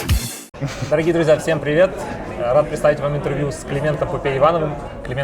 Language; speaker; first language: Russian; native; Russian